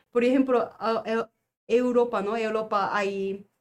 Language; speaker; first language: Spanish; non-native, learner; Japanese